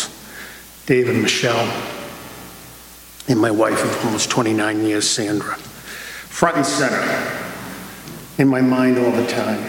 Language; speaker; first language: English; native; English